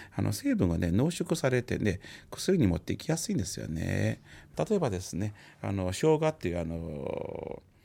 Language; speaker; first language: Japanese; non-native, fluent; Chinese